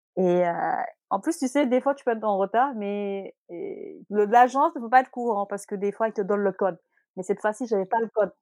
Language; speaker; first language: French; non-native, local second language; Wolof